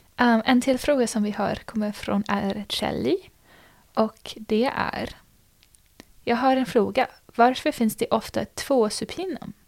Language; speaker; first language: Swedish; non-native, fluent; English